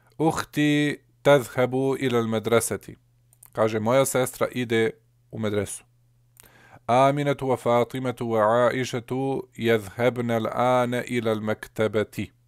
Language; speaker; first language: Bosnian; early bilingual, heritage; Bosnian